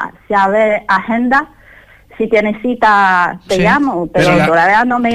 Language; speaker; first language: Spanish; non-native, learner; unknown